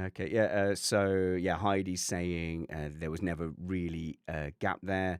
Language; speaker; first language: English; native; English